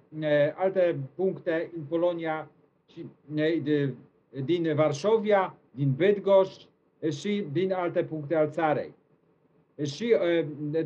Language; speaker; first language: Romanian; non-native, learner; Polish